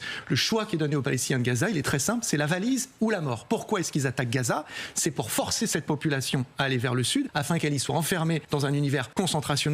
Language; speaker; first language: French; native; French